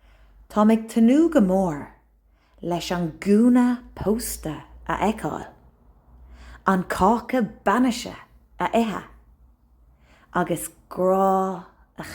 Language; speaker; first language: Irish; non-native, local second language; English